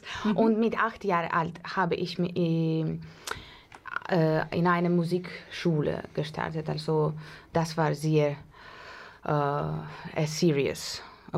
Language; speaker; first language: German; non-native, learner; Russian